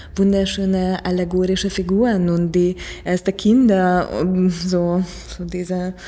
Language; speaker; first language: German; non-native, fluent; Hungarian